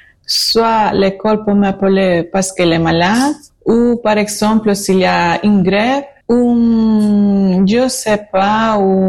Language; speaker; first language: French; non-native, fluent; Spanish